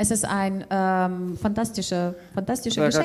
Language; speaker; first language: German; non-native, fluent; Russian